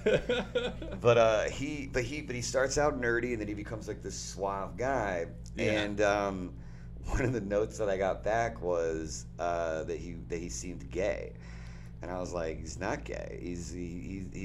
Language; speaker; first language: English; native; English